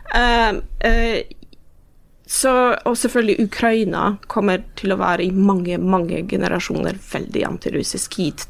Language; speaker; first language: Norwegian; non-native, fluent; Polish